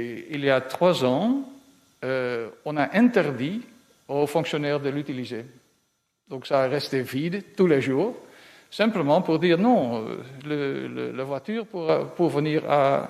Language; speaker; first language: French; non-native, fluent; Dutch